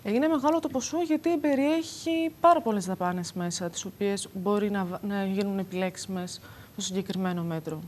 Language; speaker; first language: Greek; native; Greek